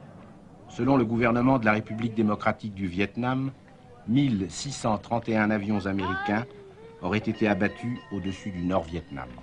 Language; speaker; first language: French; native; French